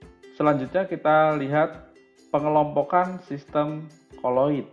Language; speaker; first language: Indonesian; native; Indonesian